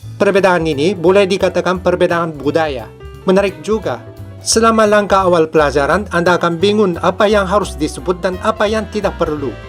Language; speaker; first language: Indonesian; non-native, fluent; Japanese